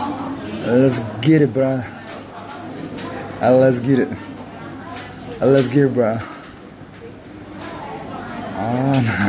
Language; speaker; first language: English; non-native, learner; Korean